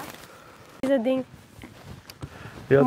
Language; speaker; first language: German; non-native, fluent; Filipino